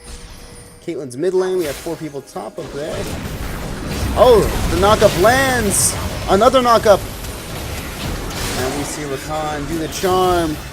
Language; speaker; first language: English; native; English